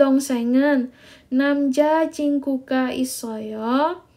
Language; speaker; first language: Korean; non-native, learner; Indonesian